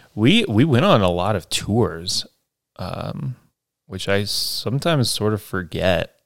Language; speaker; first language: English; native; English